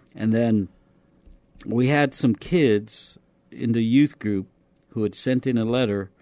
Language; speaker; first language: English; native; English